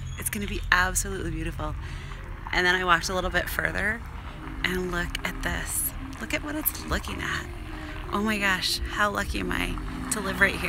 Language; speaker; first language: English; native; English